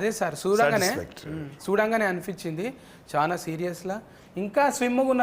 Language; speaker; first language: Telugu; native; Telugu